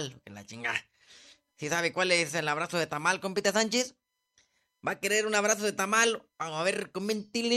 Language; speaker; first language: Spanish; native; Spanish